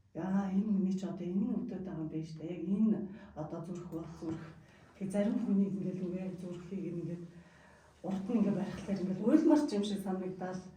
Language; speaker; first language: Mongolian; native; Mongolian